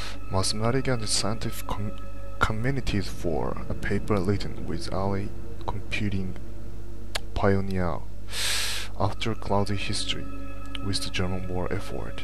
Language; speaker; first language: English; non-native, fluent; Japanese